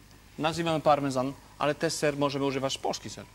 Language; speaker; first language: Polish; non-native, fluent; French